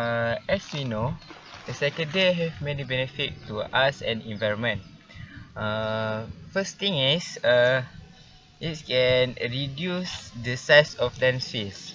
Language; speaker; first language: English; non-native, learner; Malay